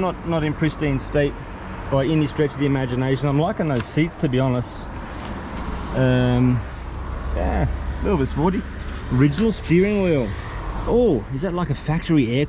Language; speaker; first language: English; native; English